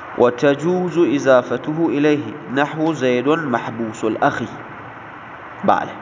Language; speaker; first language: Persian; non-native, local second language; Baluchi